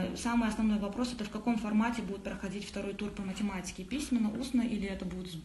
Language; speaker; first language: Russian; non-native, local second language; Kazakh